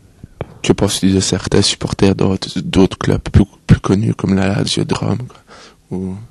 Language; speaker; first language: French; native; French